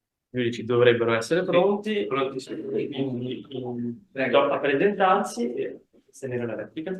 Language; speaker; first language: Italian; native; Italian